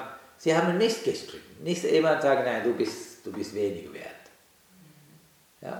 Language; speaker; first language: German; non-native, learner; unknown